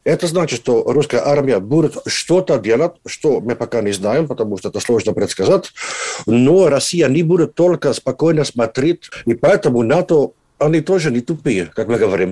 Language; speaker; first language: Russian; non-native, learner; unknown